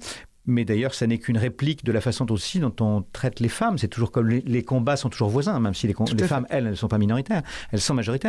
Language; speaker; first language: French; native; French